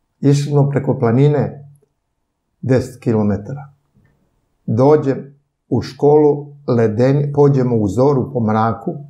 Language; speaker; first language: Serbian; native; Serbian